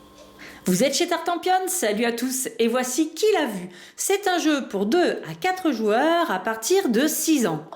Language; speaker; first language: French; native; French